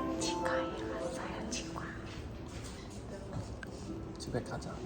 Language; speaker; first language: Korean; non-native, learner; Hungarian